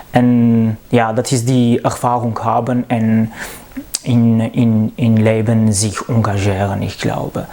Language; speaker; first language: German; non-native, learner; French